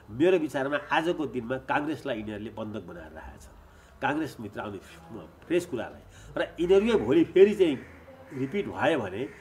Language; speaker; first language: Nepali; native; Nepali